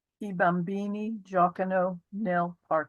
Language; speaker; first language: Italian; non-native, learner; English